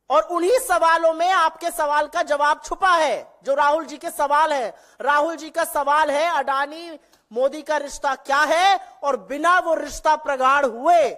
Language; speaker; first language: Hindi; native; Hindi